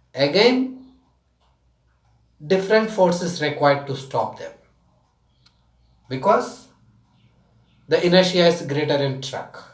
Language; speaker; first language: English; non-native, local second language; Tamil